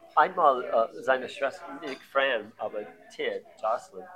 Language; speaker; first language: German; non-native, learner; English